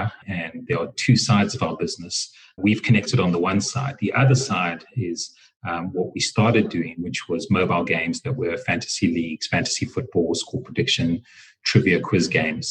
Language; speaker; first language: English; native; English